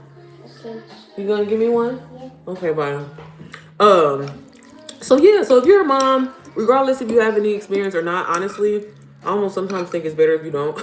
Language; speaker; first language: English; native; English